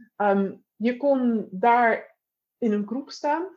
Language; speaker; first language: Dutch; native; Dutch